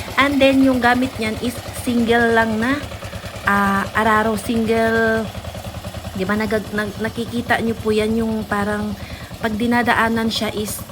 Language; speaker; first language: Filipino; native; Filipino